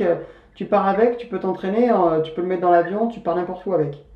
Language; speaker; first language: French; native; French